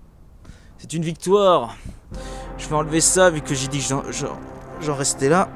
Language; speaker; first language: French; native; French